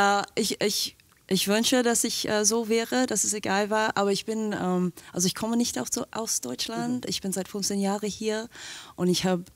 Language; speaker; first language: German; non-native, fluent; English